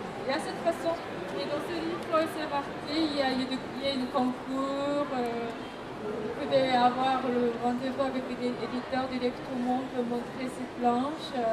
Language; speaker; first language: French; non-native, fluent; Japanese